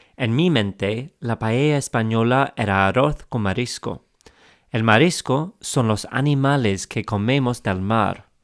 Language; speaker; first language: Spanish; non-native, fluent; English